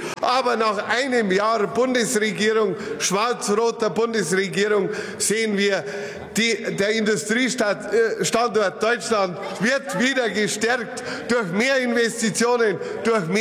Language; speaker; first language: German; native; German